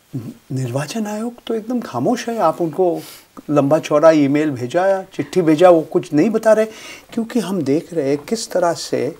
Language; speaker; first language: Hindi; non-native, local second language; Bangla